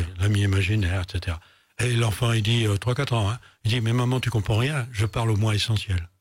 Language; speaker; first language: French; native; French